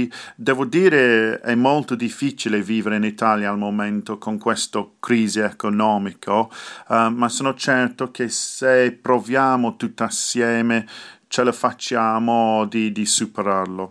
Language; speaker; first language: Italian; non-native, fluent; English